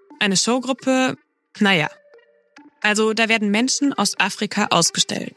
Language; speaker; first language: German; native; German